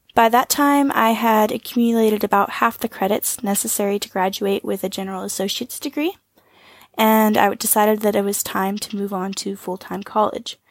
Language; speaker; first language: English; native; English